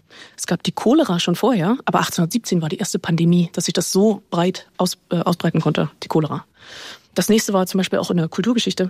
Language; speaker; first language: German; native; German